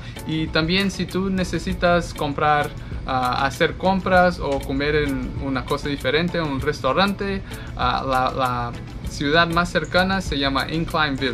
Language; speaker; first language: Spanish; non-native, fluent; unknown